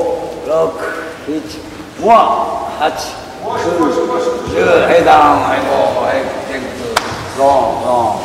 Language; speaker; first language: English; non-native, learner; Japanese